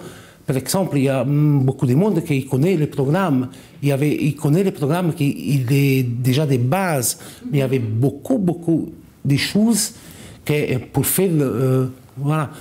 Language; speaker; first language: French; non-native, learner; Italian